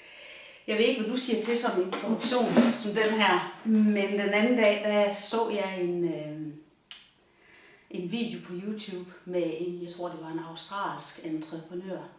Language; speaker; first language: Danish; native; Danish